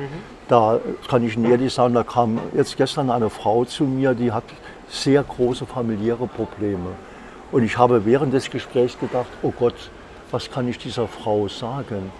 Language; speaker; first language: German; native; German